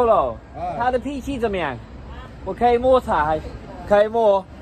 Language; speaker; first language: Chinese; non-native, learner; English